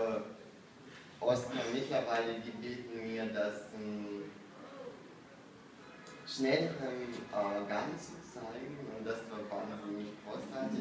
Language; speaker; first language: German; non-native, fluent; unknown